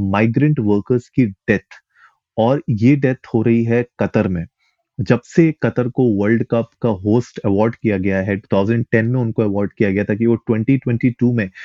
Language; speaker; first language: Hindi; native; Hindi